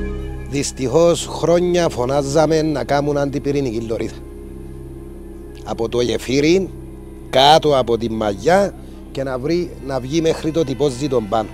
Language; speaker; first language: Greek; native; Greek